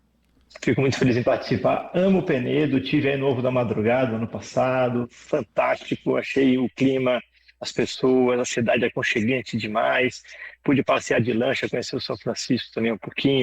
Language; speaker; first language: Portuguese; native; Portuguese